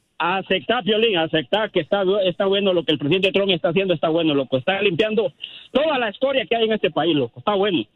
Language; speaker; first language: Spanish; native; Spanish